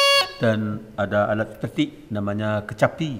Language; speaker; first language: Indonesian; non-native, local second language; Minangkabau